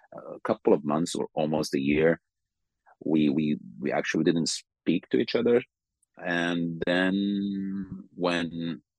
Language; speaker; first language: English; non-native, fluent; Arabic